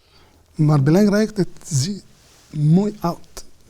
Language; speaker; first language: Dutch; non-native, learner; Arabic